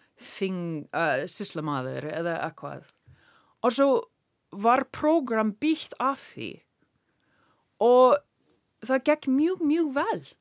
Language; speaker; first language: Icelandic; non-native, learner; English